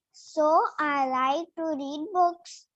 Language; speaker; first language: English; non-native, learner; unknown